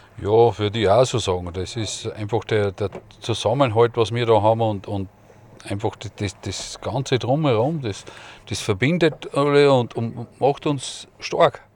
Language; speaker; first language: German; native; German